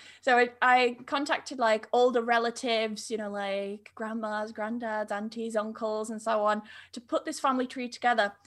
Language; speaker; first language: English; native; English